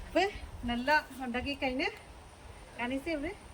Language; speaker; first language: Malayalam; non-native, learner; Bodo